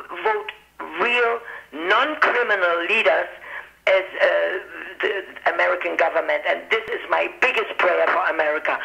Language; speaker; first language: English; non-native, fluent; German